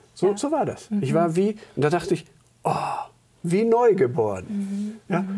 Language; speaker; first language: German; early bilingual, heritage; German